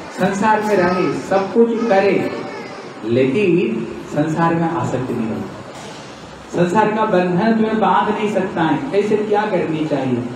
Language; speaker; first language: Hindi; native; Hindi